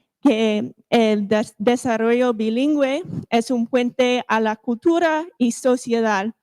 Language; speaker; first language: Spanish; non-native, fluent; English